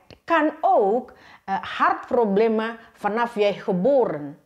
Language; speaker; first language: Dutch; non-native, learner; Indonesian